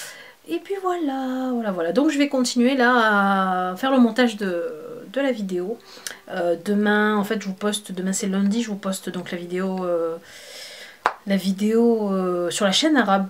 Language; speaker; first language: French; native; French